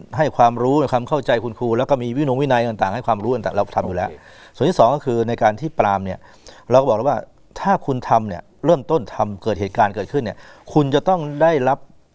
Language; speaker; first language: Thai; native; Thai